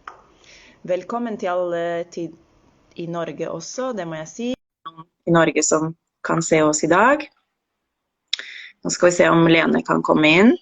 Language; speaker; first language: Norwegian; non-native, fluent; Spanish